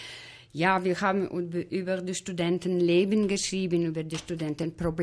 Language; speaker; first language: German; non-native, fluent; Polish